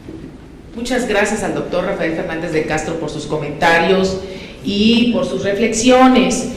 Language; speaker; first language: Spanish; native; Spanish